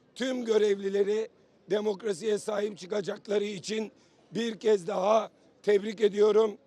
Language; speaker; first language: Turkish; native; Turkish